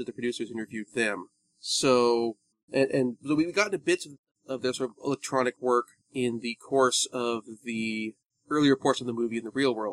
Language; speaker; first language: English; native; English